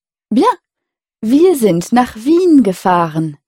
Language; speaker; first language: German; non-native, fluent; French